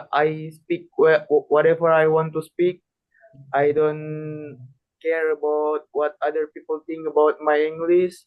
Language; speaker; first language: English; non-native, learner; Indonesian